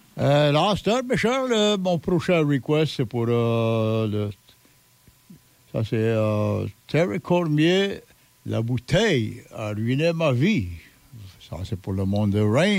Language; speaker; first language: French; native; French